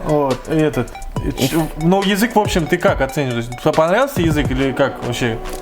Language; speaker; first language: Russian; native; Russian